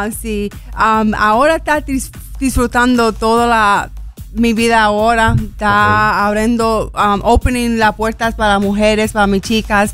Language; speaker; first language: Spanish; early bilingual, heritage; English